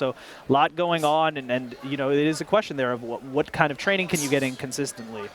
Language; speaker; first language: English; native; English